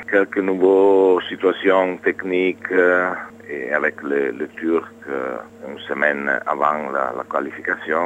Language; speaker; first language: French; non-native, learner; Italian